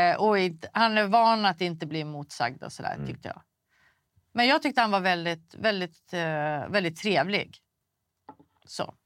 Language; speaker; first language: Swedish; native; Swedish